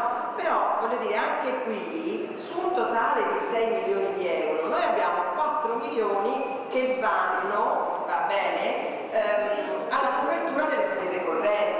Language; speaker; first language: Italian; native; Italian